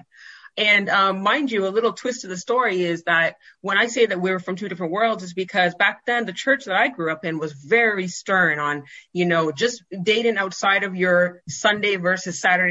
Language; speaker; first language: English; native; English